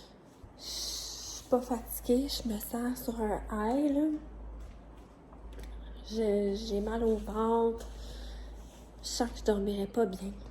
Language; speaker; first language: French; native; French